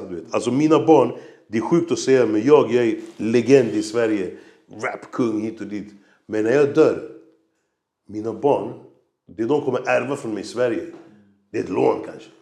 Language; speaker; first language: Swedish; native; Swedish